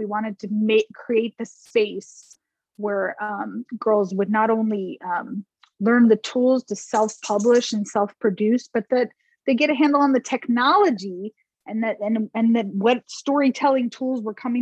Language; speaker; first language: English; native; English